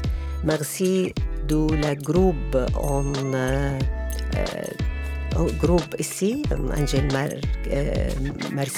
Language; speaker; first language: French; non-native, learner; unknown